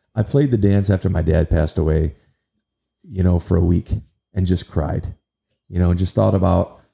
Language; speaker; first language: English; native; English